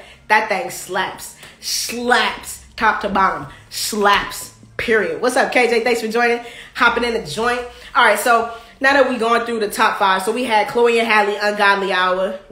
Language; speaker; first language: English; native; English